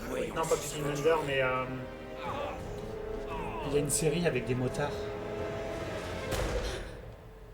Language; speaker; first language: French; native; French